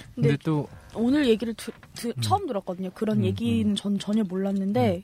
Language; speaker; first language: Korean; non-native, fluent; Turkish